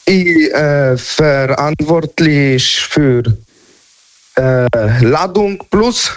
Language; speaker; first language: German; non-native, learner; Polish